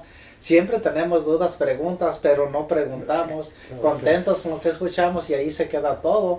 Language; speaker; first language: Spanish; native; Spanish